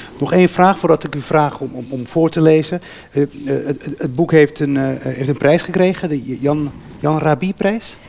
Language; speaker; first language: Dutch; early bilingual, other home language; Berber languages